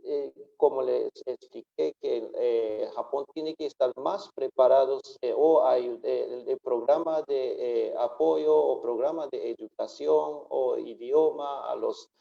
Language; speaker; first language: Spanish; non-native, fluent; Japanese